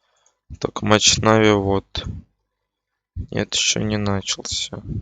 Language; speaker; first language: Russian; native; Russian